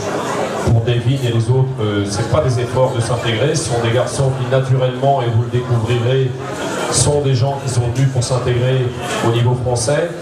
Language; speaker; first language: French; native; French